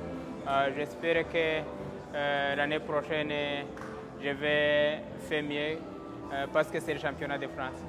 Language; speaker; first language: French; non-native, fluent; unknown